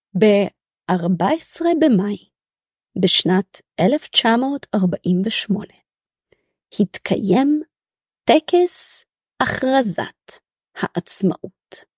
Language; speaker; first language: Hebrew; early bilingual, other home language; Russian